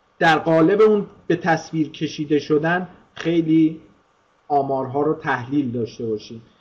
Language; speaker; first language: Persian; native; Persian